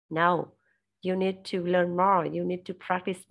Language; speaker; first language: English; non-native, learner; Vietnamese